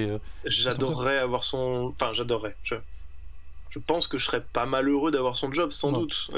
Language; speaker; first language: French; native; French